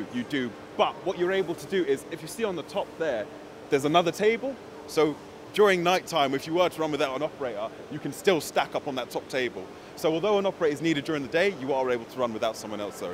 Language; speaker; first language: English; native; English